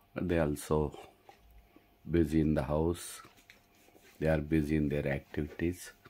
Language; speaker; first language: English; non-native, local second language; Marathi